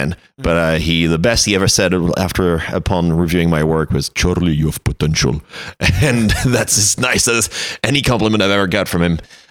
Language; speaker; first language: English; non-native, fluent; French